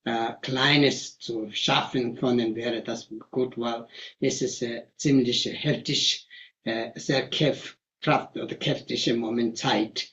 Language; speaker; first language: German; non-native, fluent; Tibetan